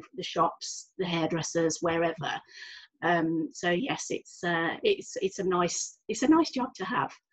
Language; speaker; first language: English; native; English